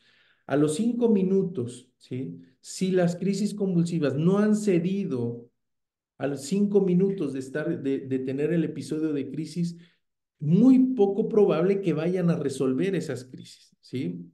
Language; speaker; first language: Spanish; native; Spanish